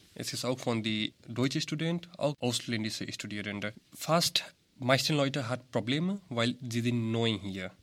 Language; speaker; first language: German; non-native, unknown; Hindi